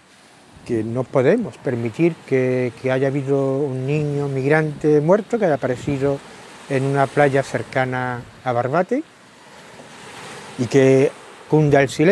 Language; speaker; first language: Spanish; native; Spanish